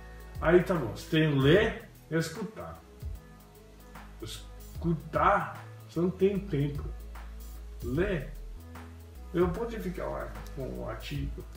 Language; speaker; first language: Portuguese; non-native, fluent; English